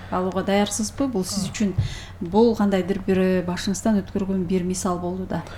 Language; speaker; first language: Kyrgyz; native; Kyrgyz